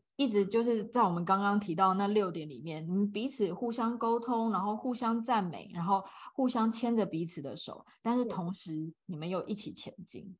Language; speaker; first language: Chinese; native; Chinese